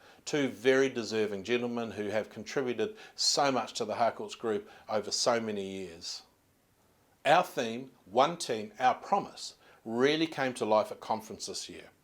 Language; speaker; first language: English; native; English